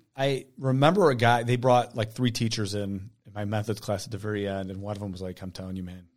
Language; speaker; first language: English; native; English